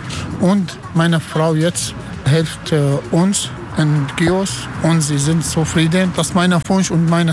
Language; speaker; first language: German; non-native, learner; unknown